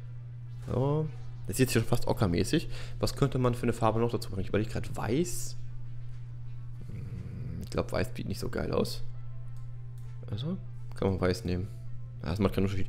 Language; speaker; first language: German; native; German